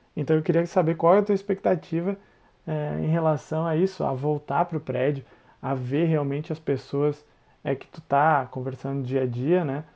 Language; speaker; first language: Portuguese; native; Portuguese